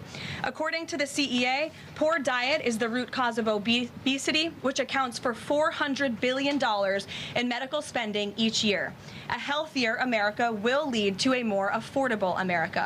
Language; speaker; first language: English; native; English